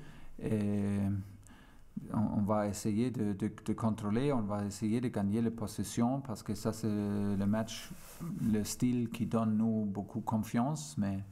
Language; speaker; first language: French; non-native, fluent; German